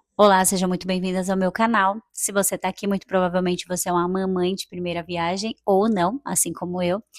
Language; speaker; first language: Portuguese; native; Portuguese